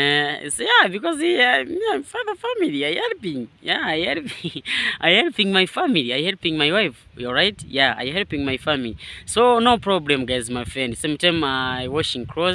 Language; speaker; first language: English; non-native, learner; Swahili